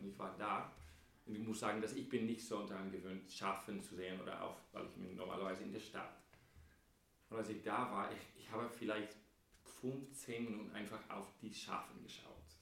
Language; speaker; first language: German; non-native, fluent; English